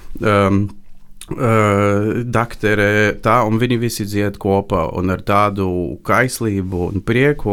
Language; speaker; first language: Latvian; non-native, fluent; Bulgarian